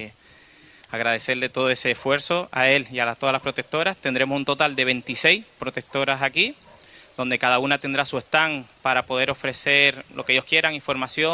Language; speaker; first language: Spanish; native; Spanish